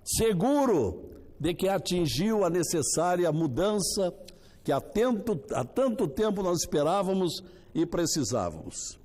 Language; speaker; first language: Portuguese; native; Portuguese